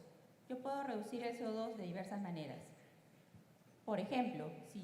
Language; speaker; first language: Spanish; native; Spanish